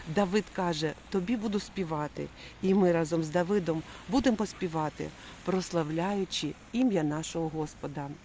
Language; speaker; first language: Ukrainian; non-native, local second language; Russian